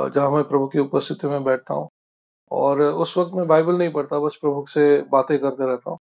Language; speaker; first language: Hindi; non-native, local second language; Marathi